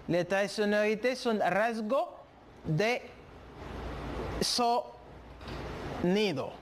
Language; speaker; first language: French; non-native, fluent; Spanish